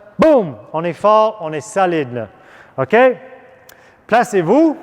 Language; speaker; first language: French; non-native, fluent; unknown